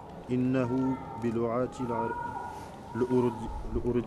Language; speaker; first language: Arabic; non-native, learner; French